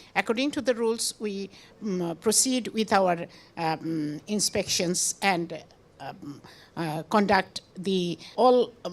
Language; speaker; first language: English; non-native, local second language; Bangla